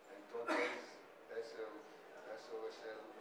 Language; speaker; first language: Spanish; non-native, fluent; English